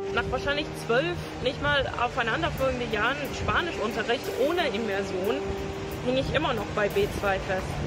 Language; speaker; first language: German; non-native, fluent; English